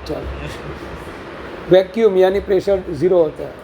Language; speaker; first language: Hindi; non-native, local second language; Gujarati